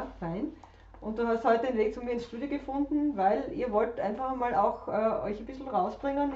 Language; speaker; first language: German; native; German